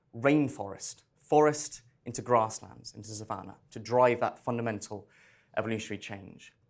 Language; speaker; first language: English; native; English